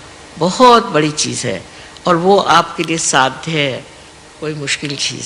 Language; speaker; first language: Hindi; non-native, local second language; Marathi